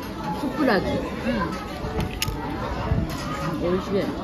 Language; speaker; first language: Japanese; non-native, fluent; Korean